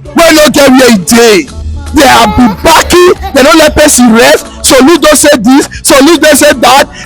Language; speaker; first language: Nigerian Pidgin; native; Nigerian Pidgin